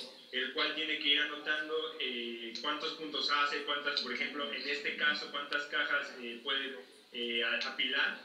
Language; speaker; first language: Spanish; native; Spanish